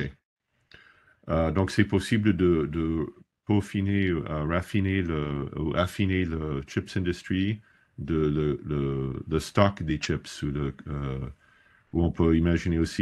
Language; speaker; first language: French; non-native, fluent; English